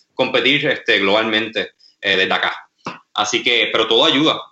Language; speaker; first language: Spanish; native; Spanish